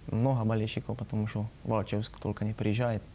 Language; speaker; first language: Russian; non-native, learner; Slovak